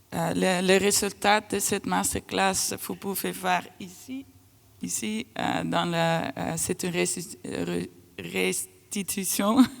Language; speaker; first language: French; non-native, fluent; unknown